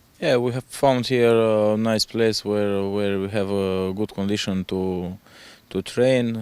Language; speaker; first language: English; non-native, fluent; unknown